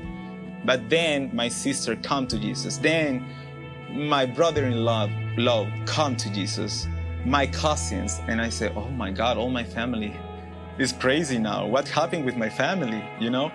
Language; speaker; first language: English; non-native, learner; Spanish